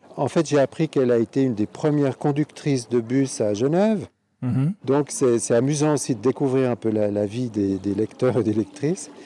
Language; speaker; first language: French; native; French